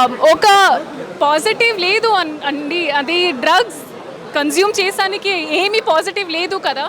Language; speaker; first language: Telugu; non-native, learner; Hindi